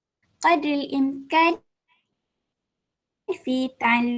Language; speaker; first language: Arabic; non-native, learner; Malay